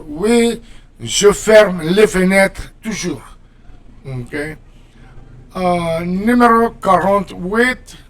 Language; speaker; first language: French; non-native, fluent; Spanish